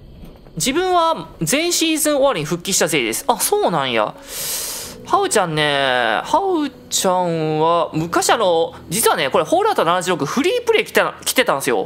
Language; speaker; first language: Japanese; native; Japanese